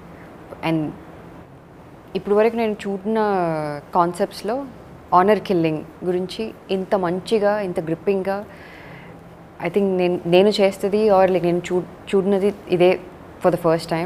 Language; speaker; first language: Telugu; non-native, learner; Tamil